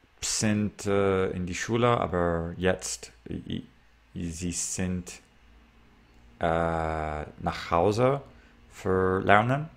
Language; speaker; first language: German; non-native, learner; English